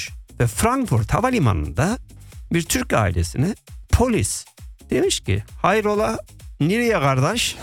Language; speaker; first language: Turkish; early bilingual, other home language; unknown